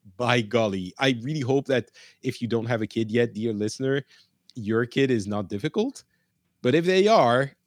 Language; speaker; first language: English; non-native, fluent; Arabic